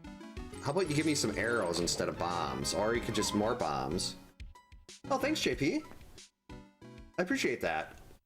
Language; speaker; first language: English; native; English